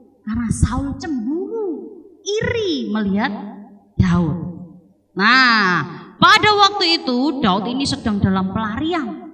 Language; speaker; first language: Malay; non-native, local second language; Javanese